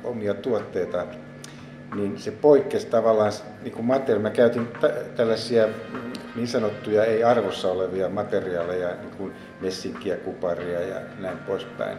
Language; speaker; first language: Finnish; native; Finnish